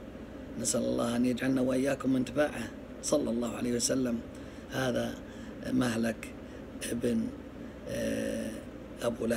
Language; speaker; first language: Arabic; native; Arabic